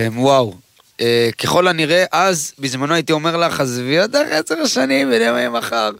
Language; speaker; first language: Hebrew; early bilingual, other home language; Amharic